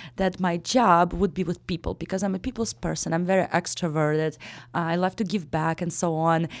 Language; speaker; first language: English; non-native, fluent; Ukrainian